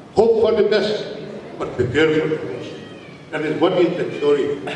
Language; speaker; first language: English; non-native, local second language; Nepali